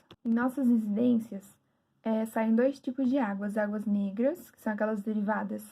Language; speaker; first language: Portuguese; native; Portuguese